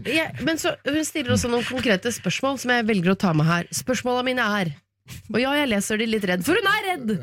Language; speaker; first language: Norwegian; native; Norwegian